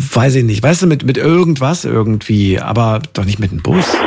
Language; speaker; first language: German; native; German